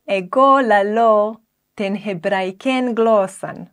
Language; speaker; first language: Greek; non-native, fluent; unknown